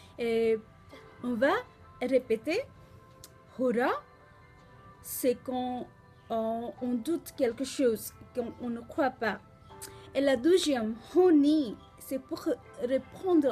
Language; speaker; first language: French; non-native, learner; Nepali